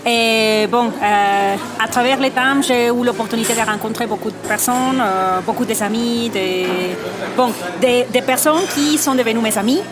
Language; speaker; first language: French; non-native, fluent; Spanish